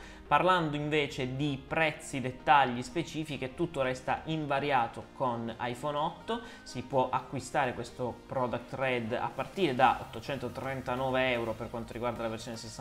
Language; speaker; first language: Italian; native; Italian